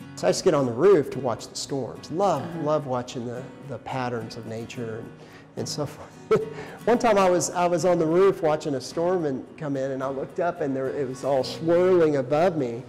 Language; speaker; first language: English; native; English